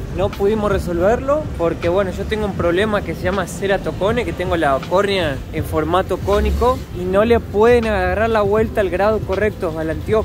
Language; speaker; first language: Spanish; native; Spanish